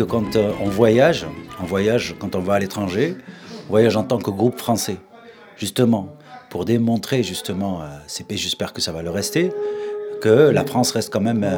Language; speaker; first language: French; non-native, local second language; Arabic